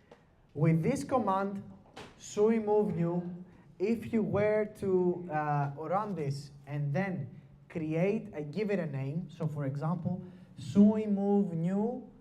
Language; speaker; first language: English; non-native, fluent; Greek